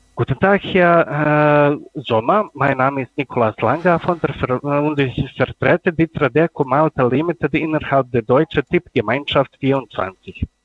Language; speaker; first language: German; non-native, learner; Russian